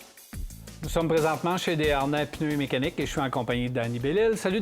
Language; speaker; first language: French; native; French